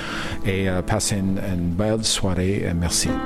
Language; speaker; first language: French; non-native, learner; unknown